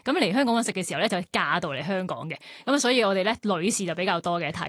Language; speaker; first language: Cantonese; early bilingual, other home language; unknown